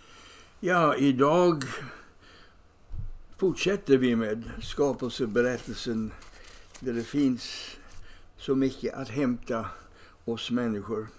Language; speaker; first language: Swedish; non-native, fluent; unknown